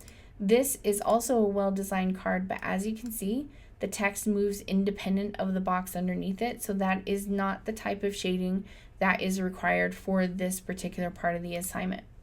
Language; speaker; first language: English; native; English